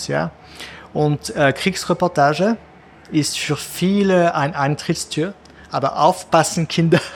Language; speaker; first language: German; non-native, fluent; French